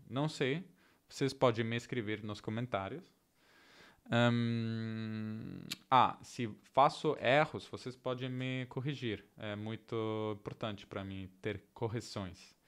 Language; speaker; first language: Portuguese; non-native, learner; Italian